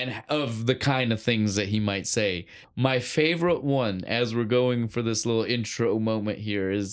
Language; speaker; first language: English; native; English